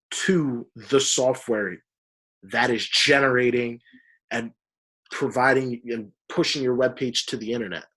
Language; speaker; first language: English; native; English